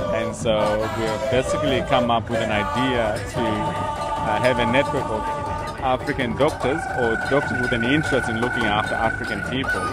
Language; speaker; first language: English; non-native, local second language; Shona